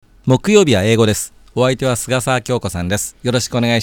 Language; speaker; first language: Japanese; native; Japanese